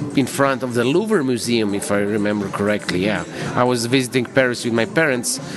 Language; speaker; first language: English; non-native, fluent; Croatian